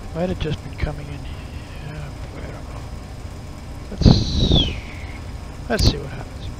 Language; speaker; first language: English; native; English